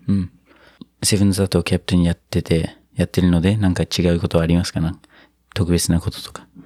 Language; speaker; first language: Japanese; non-native, fluent; English